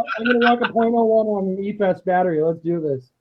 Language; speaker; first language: English; native; English